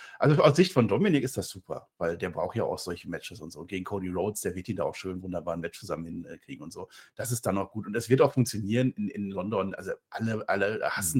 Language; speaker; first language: German; native; German